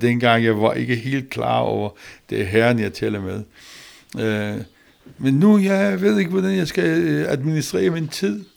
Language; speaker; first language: Danish; non-native, learner; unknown